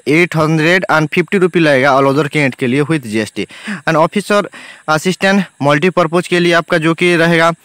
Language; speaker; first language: Hindi; non-native, local second language; Bangla